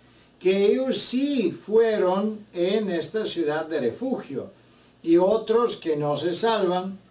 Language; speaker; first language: Spanish; non-native, fluent; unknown